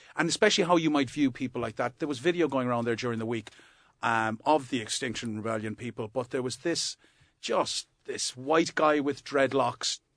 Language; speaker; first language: English; native; English